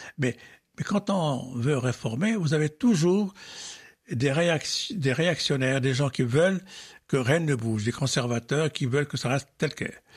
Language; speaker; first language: French; non-native, local second language; Arabic